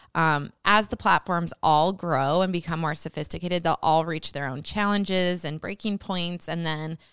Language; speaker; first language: English; native; English